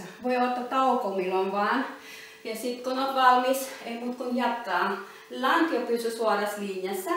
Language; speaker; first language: Finnish; non-native, learner; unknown